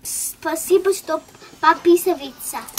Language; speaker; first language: Russian; early bilingual, heritage; Russian